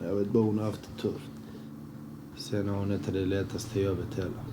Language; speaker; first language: Swedish; early bilingual, other home language; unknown